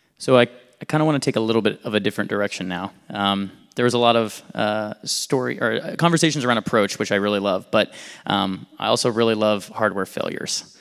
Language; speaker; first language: English; native; English